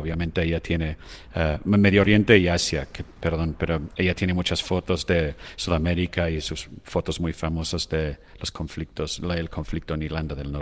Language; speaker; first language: Spanish; non-native, fluent; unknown